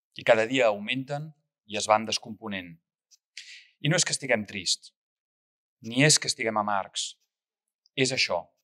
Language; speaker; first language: Catalan; native; Catalan